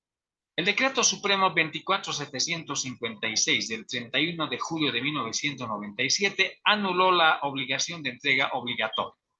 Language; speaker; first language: Spanish; native; Spanish